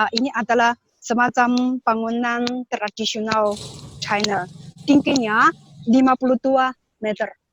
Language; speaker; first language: Indonesian; non-native, learner; Chinese